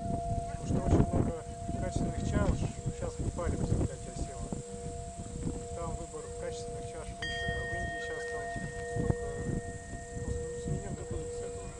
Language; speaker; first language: Russian; native; Russian